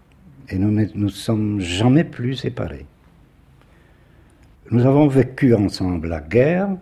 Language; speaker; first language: French; non-native, fluent; Polish